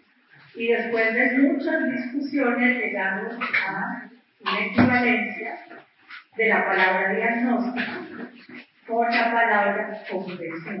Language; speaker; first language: Spanish; native; Spanish